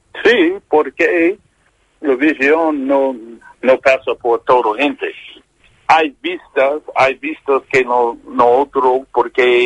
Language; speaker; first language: Spanish; non-native, learner; English